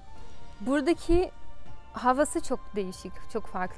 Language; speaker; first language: Turkish; non-native, fluent; Portuguese